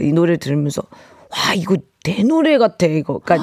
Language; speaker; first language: Korean; early bilingual, heritage; Korean